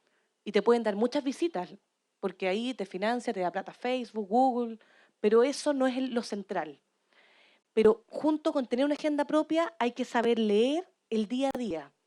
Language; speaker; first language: Spanish; native; Spanish